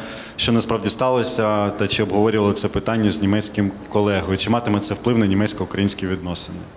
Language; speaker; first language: Ukrainian; native; Ukrainian